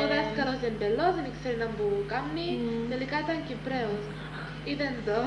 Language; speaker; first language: Greek; early bilingual, heritage; Greek